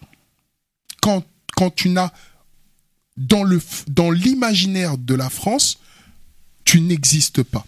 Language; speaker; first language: French; early bilingual, other home language; Wolof